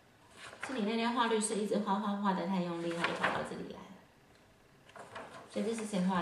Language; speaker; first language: Chinese; native; Chinese